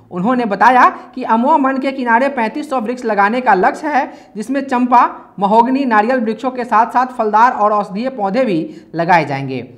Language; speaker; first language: Hindi; native; Hindi